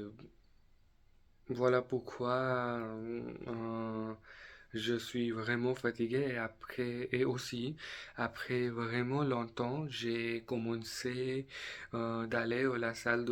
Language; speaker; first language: French; non-native, learner; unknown